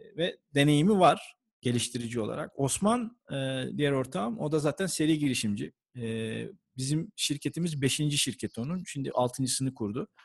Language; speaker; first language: Turkish; native; Turkish